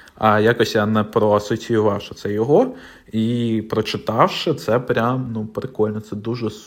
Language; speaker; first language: Ukrainian; non-native, local second language; Russian